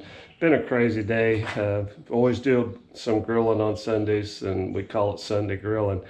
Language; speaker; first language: English; native; English